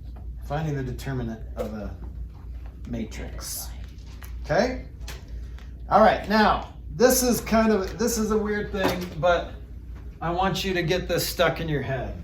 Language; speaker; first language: English; native; English